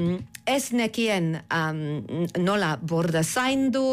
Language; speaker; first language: Basque; non-native, learner; English